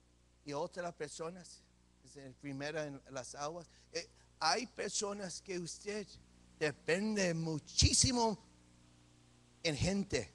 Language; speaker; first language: Spanish; early bilingual, heritage; English